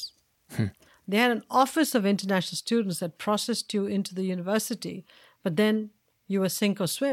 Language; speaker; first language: English; non-native, local second language; Tamil